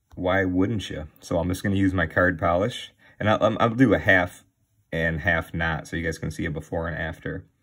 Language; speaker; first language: English; native; English